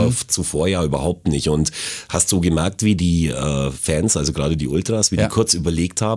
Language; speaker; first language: German; native; German